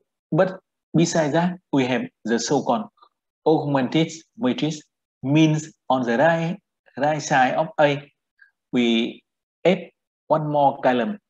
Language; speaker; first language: English; non-native, fluent; Vietnamese